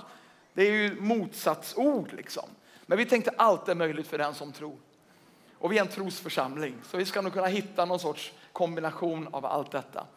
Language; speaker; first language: Swedish; native; Swedish